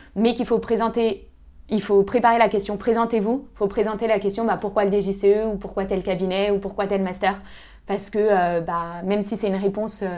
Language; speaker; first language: French; native; French